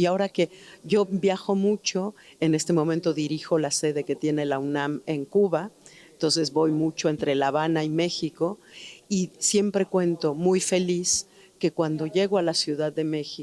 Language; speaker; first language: Spanish; native; Spanish